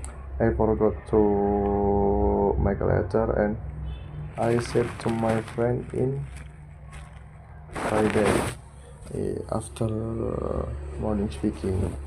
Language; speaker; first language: English; non-native, learner; Indonesian